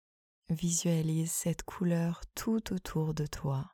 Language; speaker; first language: French; native; French